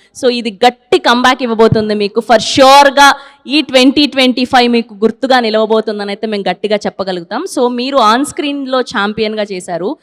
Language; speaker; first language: Telugu; native; Telugu